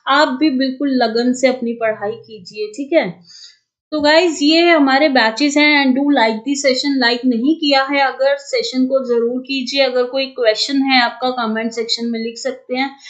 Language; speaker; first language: Hindi; native; Hindi